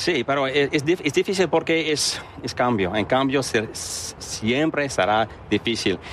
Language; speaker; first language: Spanish; non-native, learner; English